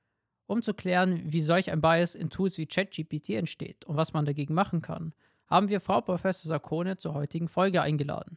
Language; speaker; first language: German; native; German